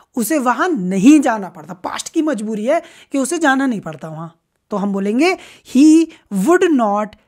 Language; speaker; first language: Hindi; native; Hindi